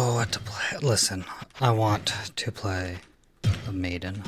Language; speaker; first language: English; native; English